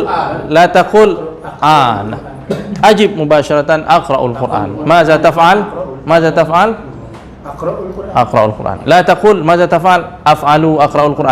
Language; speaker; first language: Arabic; non-native, fluent; Indonesian